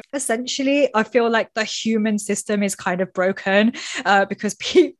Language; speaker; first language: English; native; English